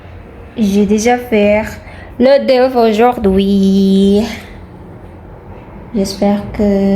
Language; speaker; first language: French; non-native, learner; Indonesian